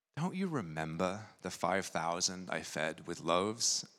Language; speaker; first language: English; native; English